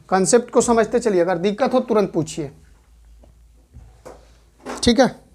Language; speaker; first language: Hindi; native; Hindi